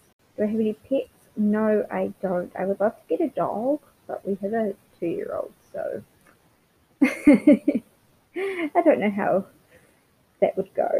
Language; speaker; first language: English; native; English